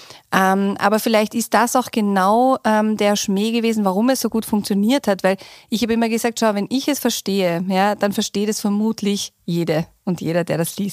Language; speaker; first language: German; native; German